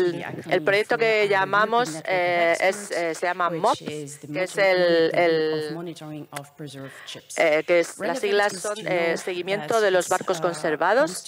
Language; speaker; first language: Spanish; non-native, fluent; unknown